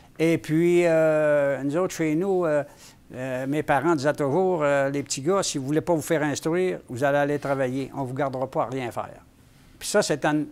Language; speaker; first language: French; native; French